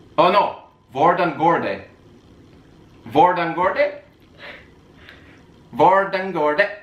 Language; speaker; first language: Romanian; native; Romanian